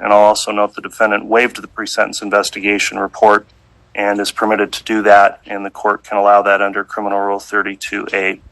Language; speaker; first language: English; native; English